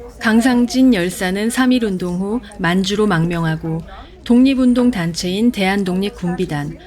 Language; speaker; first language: Korean; native; Korean